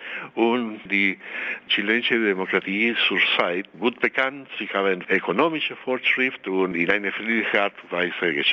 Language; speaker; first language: German; non-native, fluent; Spanish